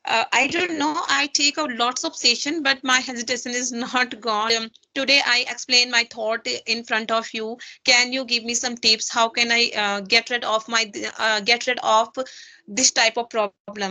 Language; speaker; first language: English; non-native, learner; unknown